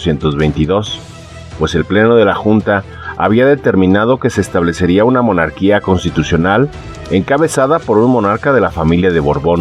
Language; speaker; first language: Spanish; native; Spanish